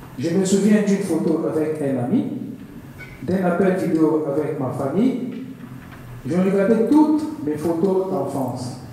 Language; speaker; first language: French; non-native, learner; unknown